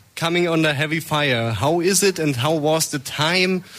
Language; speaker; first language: English; non-native, fluent; German